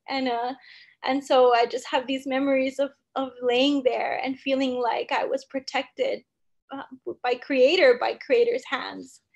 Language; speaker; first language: English; early bilingual, other home language; Spanish